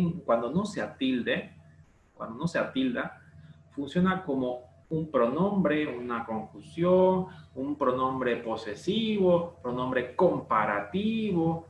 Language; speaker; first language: Spanish; native; Spanish